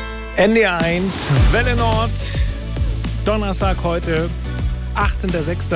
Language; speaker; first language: German; native; German